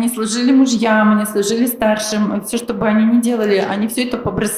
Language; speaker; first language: Russian; native; Russian